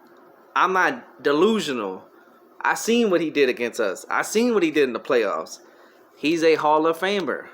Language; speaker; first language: English; native; English